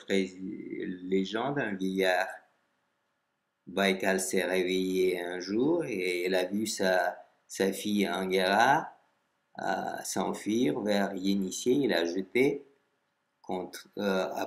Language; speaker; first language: French; non-native, fluent; Russian